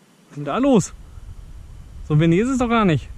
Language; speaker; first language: German; native; German